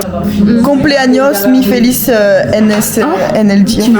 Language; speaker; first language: Spanish; non-native, learner; French